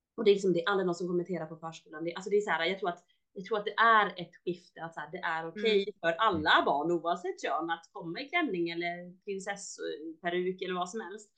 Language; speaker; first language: Swedish; early bilingual, other home language; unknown